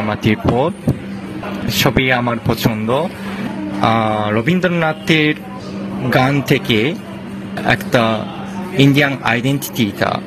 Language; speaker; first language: Bangla; non-native, learner; Japanese